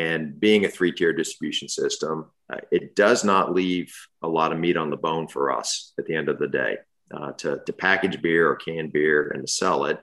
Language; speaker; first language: English; native; English